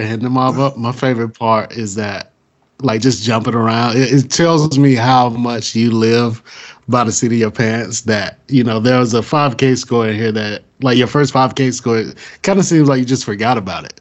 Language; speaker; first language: English; native; English